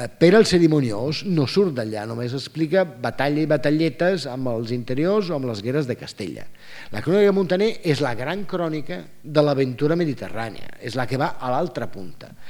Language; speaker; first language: Catalan; non-native, fluent; Italian